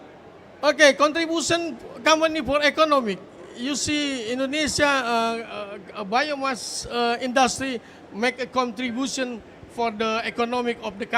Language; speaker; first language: English; non-native, fluent; Indonesian